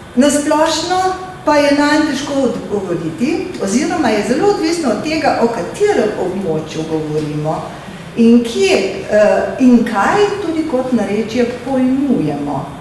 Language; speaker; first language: Slovenian; native; Slovenian